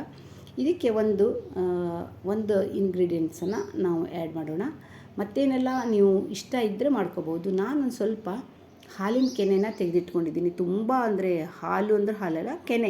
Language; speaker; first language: Kannada; native; Kannada